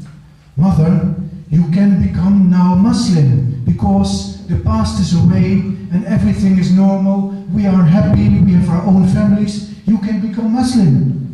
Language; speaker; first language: English; non-native, fluent; Dutch